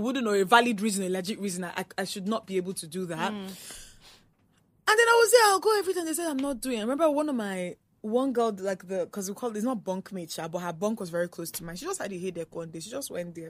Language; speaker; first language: English; non-native, local second language; Igbo